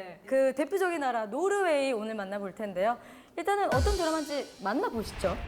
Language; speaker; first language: Korean; native; Korean